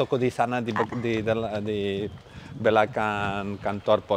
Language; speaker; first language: Indonesian; non-native, learner; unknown